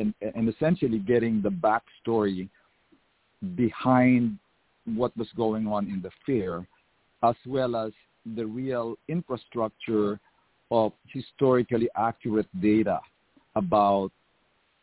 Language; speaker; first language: English; non-native, local second language; Filipino